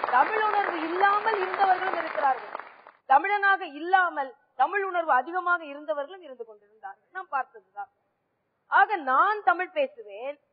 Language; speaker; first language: Tamil; native; Tamil